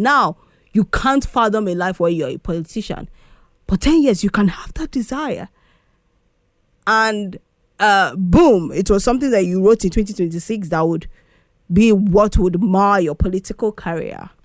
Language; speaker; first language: English; non-native, local second language; Igbo